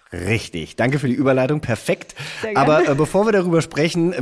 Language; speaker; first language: German; native; German